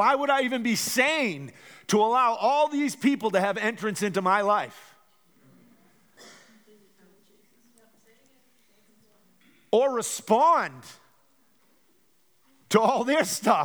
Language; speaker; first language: English; native; English